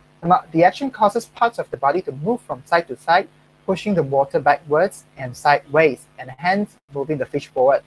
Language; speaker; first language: English; non-native, local second language; Chinese